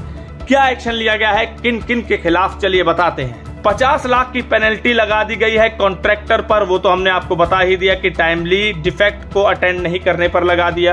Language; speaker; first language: Hindi; native; Hindi